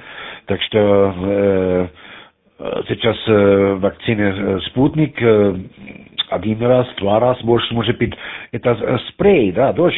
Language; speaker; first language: Russian; non-native, learner; German